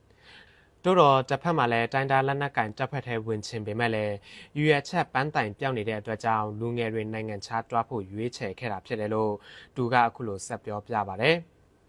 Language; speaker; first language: Burmese; non-native, local second language; Shan